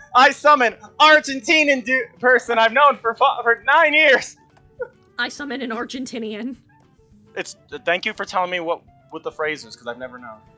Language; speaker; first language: English; native; English